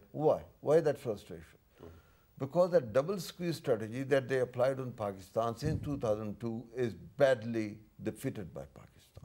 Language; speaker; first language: English; non-native, local second language; Urdu